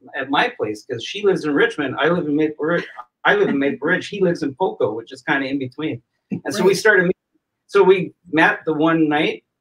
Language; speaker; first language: English; native; English